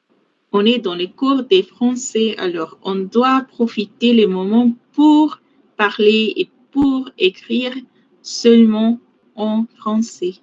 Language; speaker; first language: French; non-native, fluent; Spanish